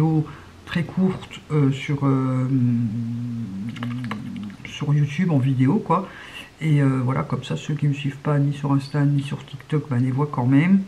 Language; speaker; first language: French; native; French